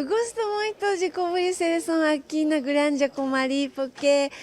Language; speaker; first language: Portuguese; non-native, learner; Japanese